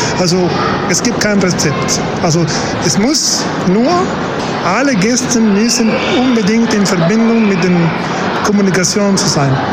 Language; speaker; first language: German; non-native, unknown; Spanish